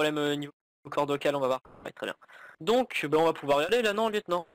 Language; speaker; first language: French; native; French